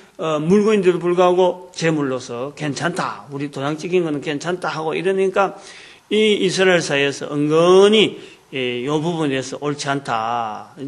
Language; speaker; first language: Korean; native; Korean